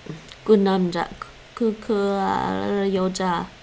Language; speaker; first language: Korean; non-native, learner; English